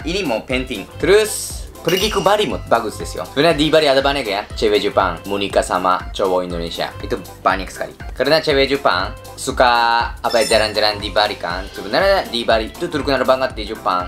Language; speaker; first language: Indonesian; non-native, learner; Japanese